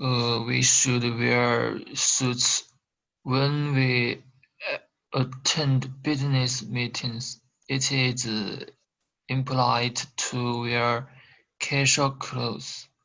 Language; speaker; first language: English; non-native, learner; Korean